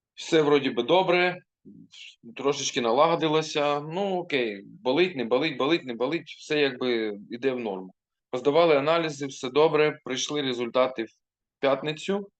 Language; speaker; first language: Ukrainian; non-native, local second language; Russian